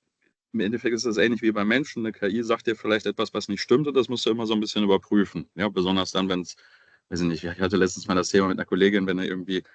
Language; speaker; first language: German; native; German